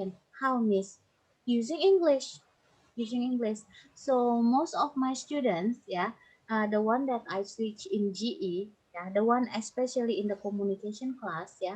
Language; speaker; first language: English; non-native, fluent; Indonesian